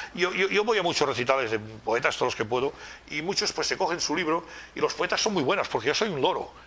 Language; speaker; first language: Spanish; non-native, local second language; Catalan